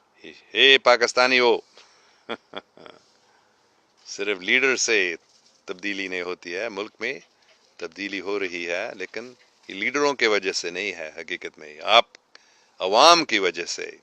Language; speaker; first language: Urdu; non-native, fluent; English